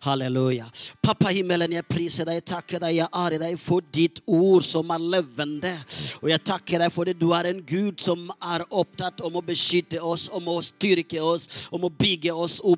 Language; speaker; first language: Norwegian; non-native, fluent; Rundi